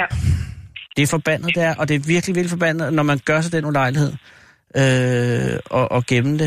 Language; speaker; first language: Danish; native; Danish